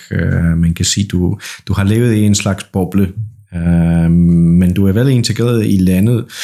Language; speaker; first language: Danish; non-native, fluent; Polish